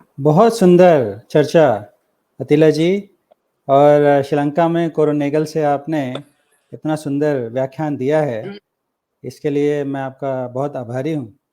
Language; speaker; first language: Hindi; native; Hindi